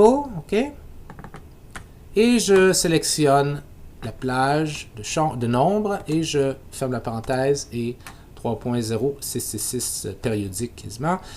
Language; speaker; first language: French; native; French